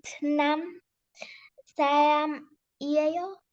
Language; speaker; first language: Korean; non-native, learner; Spanish